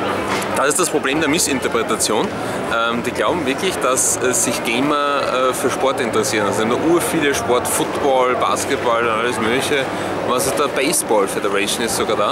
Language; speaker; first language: German; native; German